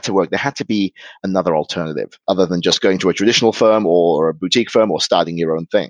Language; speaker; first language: English; native; English